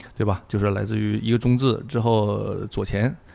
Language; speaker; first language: Chinese; native; Chinese